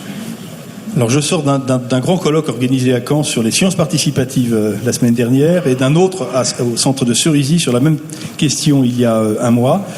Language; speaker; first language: French; native; French